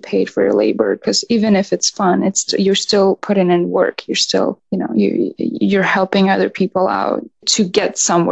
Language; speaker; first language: English; non-native, fluent; Russian